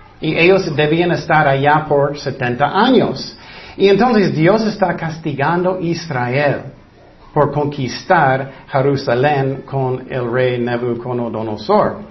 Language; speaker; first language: Spanish; non-native, fluent; English